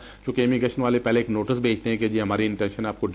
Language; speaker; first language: Urdu; native; Urdu